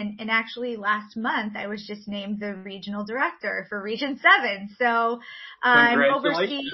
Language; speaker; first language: English; native; English